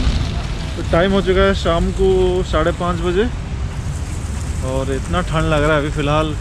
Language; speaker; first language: Hindi; non-native, local second language; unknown